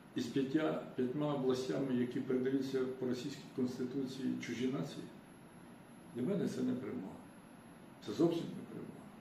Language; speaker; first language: Ukrainian; native; Ukrainian